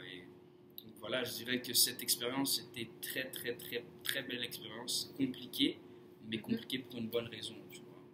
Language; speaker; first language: French; non-native, fluent; English